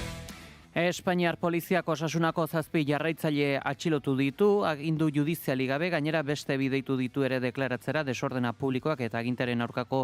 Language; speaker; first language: Basque; native; Basque